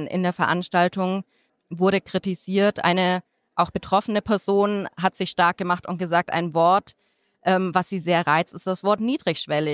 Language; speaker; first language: German; native; German